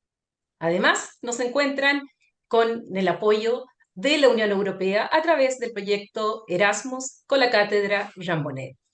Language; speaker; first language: Spanish; native; Spanish